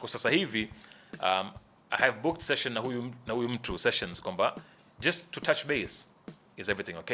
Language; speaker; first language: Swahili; native; Swahili